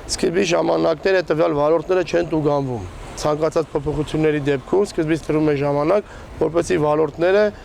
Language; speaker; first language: Armenian; native; Armenian